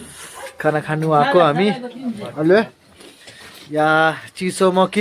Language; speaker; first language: Nepali; non-native, local second language; Bangla